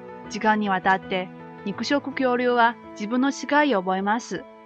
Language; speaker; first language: Japanese; non-native, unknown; Chinese